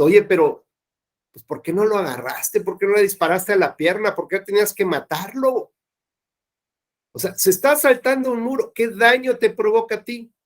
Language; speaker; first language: Spanish; native; Spanish